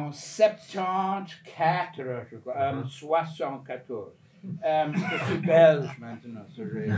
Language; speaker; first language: French; non-native, fluent; English